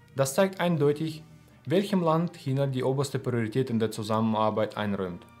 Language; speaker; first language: German; non-native, fluent; Russian